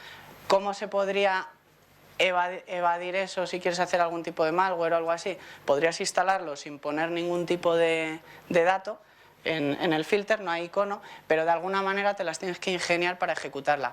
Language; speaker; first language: Spanish; native; Spanish